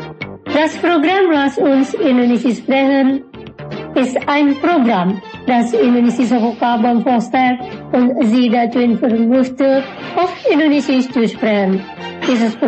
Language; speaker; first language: German; non-native, learner; Indonesian